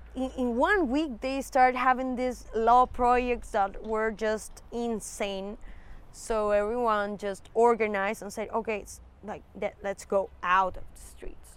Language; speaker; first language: English; non-native, fluent; Spanish